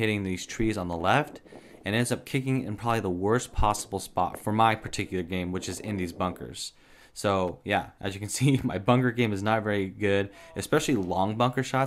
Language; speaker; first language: English; native; English